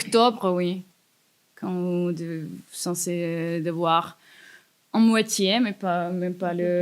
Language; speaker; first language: French; non-native, fluent; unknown